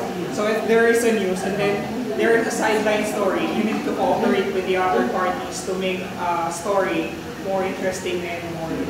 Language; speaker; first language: English; non-native, local second language; Filipino